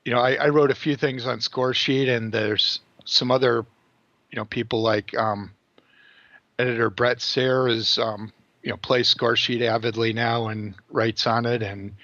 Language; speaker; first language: English; native; English